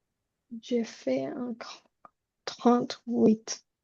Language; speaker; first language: French; non-native, learner; Spanish